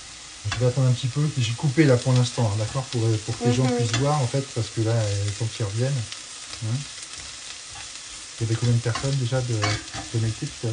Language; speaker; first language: French; native; French